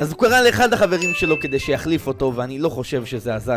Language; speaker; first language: Hebrew; native; Hebrew